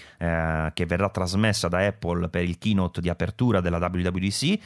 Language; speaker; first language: Italian; native; Italian